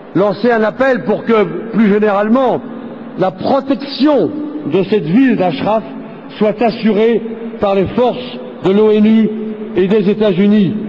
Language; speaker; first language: French; native; French